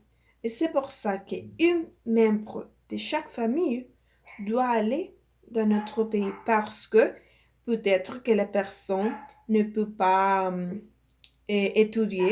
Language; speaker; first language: French; non-native, learner; Spanish